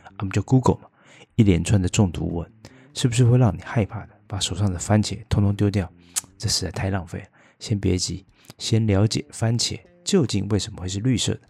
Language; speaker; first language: Chinese; native; Chinese